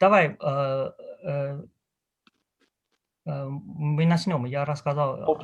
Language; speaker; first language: Russian; non-native, learner; Chinese